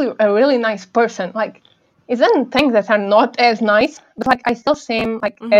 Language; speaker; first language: English; non-native, fluent; Portuguese